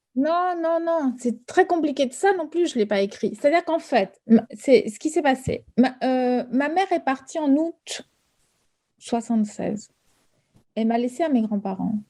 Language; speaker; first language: French; early bilingual, other home language; Spanish